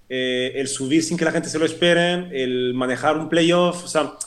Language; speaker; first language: Spanish; non-native, fluent; French